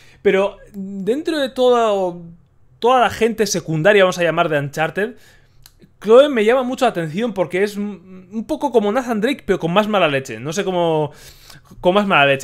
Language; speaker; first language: Spanish; native; Spanish